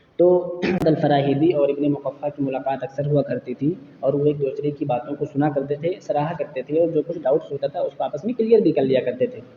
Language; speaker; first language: Urdu; native; Urdu